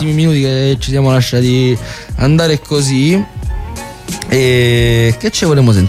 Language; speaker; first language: Italian; native; Italian